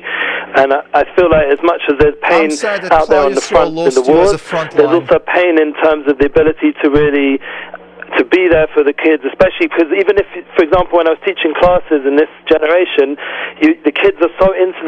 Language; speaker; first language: English; native; English